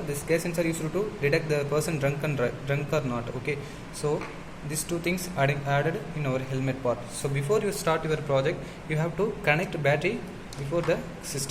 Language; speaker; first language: English; non-native, local second language; Tamil